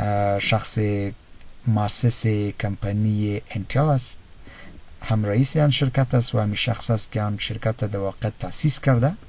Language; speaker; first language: Persian; native; Persian